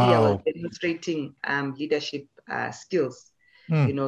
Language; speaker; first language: English; non-native, local second language; Zulu